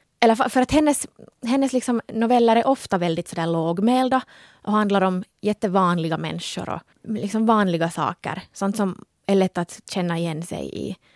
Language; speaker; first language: Swedish; native; Swedish